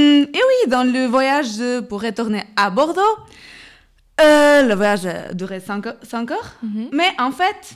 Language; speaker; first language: French; non-native, learner; Portuguese